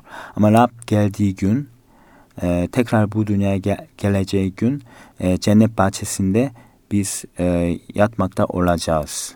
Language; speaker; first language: Turkish; non-native, fluent; Korean